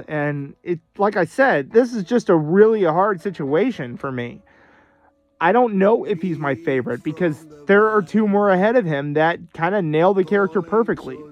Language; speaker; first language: English; native; English